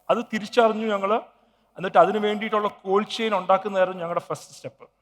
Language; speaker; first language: Malayalam; early bilingual, heritage; Malayalam